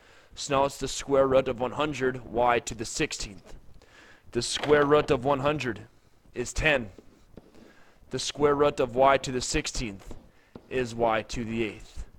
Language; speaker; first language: English; native; English